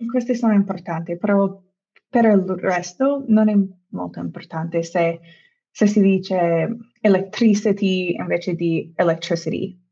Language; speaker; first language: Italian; non-native, fluent; English